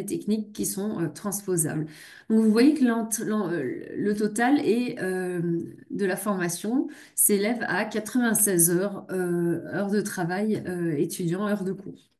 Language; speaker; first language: French; native; French